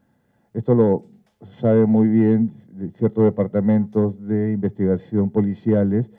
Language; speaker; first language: Spanish; native; Spanish